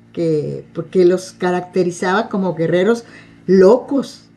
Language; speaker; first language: Spanish; native; Spanish